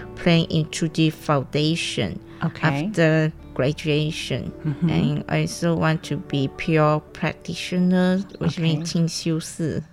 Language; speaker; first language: English; non-native, local second language; Chinese